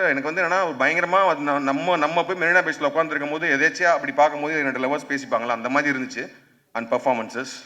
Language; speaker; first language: Tamil; native; Tamil